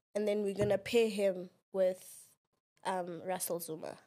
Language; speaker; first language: English; non-native, local second language; Xhosa